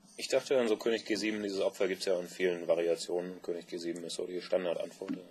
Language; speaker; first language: German; native; German